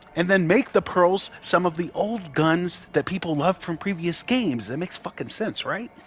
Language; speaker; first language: English; native; English